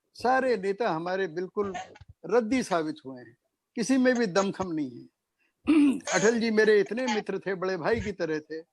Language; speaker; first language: Hindi; native; Hindi